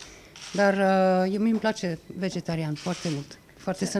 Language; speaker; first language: Romanian; non-native, fluent; English